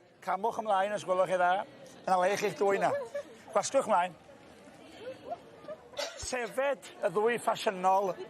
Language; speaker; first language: Welsh; native; Welsh